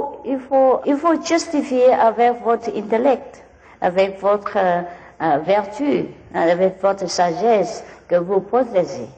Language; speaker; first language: French; non-native, learner; Vietnamese